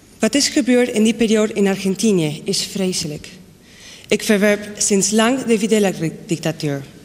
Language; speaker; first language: Dutch; non-native, fluent; Spanish